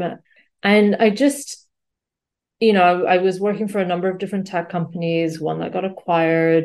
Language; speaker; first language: English; native; English